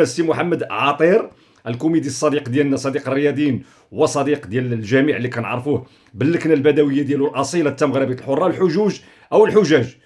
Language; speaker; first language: Arabic; native; Arabic